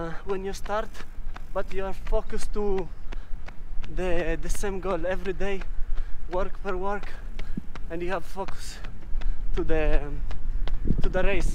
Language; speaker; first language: English; non-native, learner; Italian